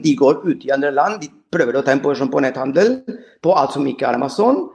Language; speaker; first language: Norwegian; non-native, fluent; Spanish